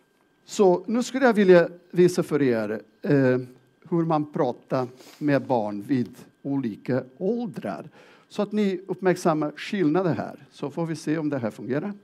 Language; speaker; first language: Swedish; non-native, fluent; Portuguese